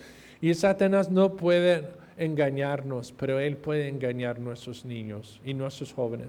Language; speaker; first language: Spanish; non-native, fluent; English